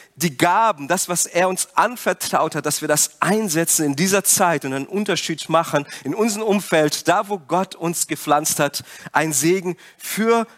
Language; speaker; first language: German; non-native, fluent; Portuguese